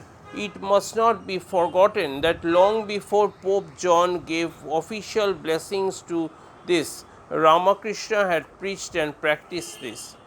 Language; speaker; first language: English; non-native, local second language; Bangla